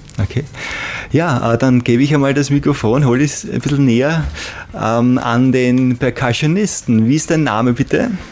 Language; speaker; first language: German; native; German